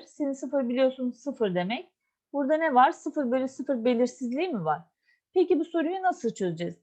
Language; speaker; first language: Turkish; native; Turkish